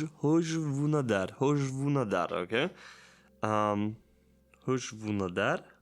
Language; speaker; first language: Portuguese; non-native, learner; German